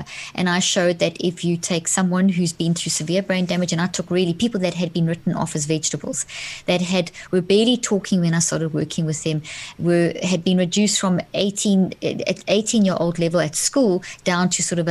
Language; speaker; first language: English; native; English